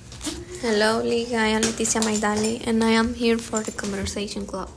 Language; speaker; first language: English; non-native, learner; Spanish